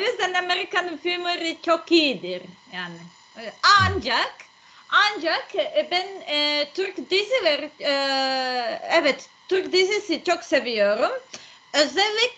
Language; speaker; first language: Turkish; non-native, learner; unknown